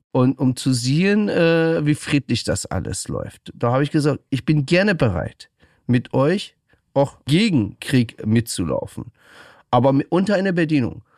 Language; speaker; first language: German; early bilingual, other home language; Persian